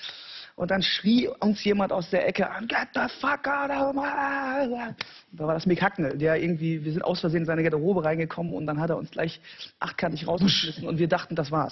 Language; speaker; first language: German; native; German